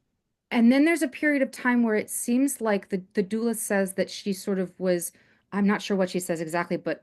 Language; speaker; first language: English; native; English